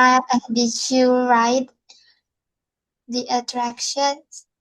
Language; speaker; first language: English; non-native, learner; Indonesian